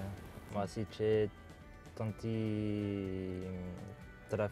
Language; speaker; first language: Italian; non-native, learner; French